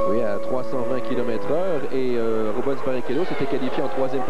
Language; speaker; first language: French; native; French